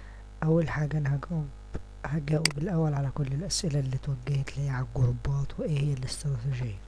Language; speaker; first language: Arabic; native; Arabic